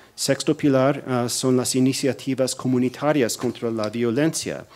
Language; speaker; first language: Spanish; non-native, fluent; English